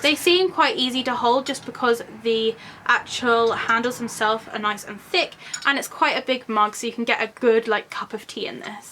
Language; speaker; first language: English; native; English